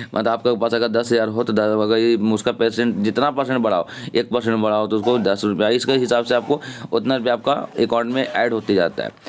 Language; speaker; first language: Hindi; native; Hindi